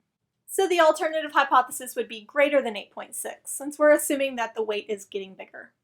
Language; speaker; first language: English; native; English